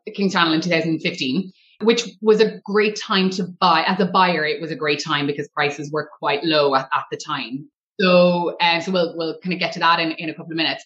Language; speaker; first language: English; native; English